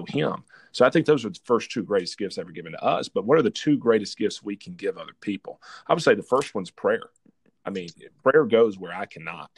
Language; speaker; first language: English; native; English